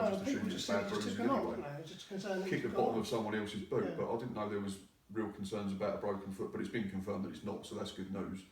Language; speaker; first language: English; native; English